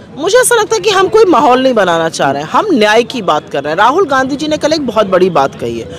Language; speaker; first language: Hindi; native; Hindi